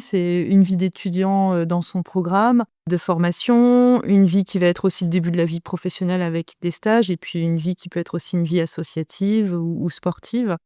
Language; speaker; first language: French; native; French